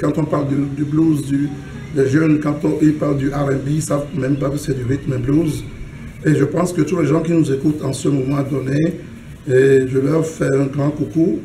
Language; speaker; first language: French; non-native, local second language; Ewe